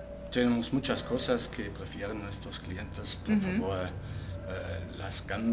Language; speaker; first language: Spanish; non-native, fluent; German